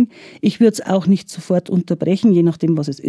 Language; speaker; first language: German; native; German